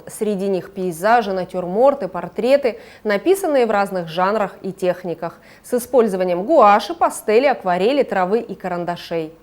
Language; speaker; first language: Russian; native; Russian